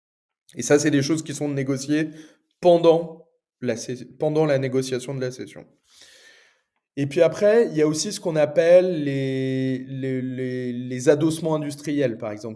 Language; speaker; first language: French; native; French